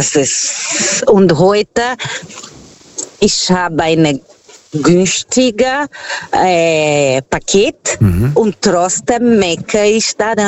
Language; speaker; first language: German; non-native, fluent; Portuguese